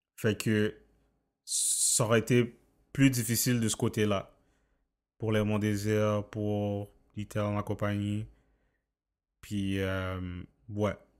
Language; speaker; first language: French; native; French